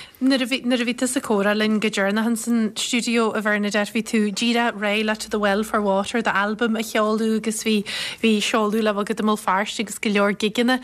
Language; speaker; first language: Irish; native; Irish